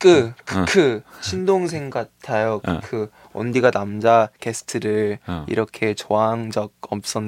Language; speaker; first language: Korean; early bilingual, heritage; Korean